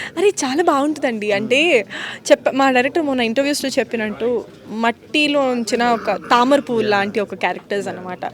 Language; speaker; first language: Telugu; native; Telugu